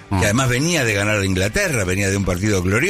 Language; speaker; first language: Spanish; native; Spanish